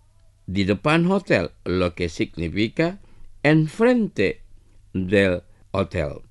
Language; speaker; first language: Spanish; non-native, fluent; Indonesian